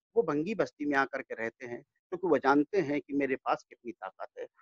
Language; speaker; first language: Hindi; native; Hindi